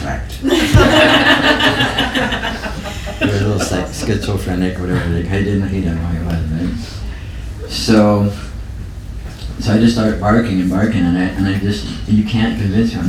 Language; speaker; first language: English; native; English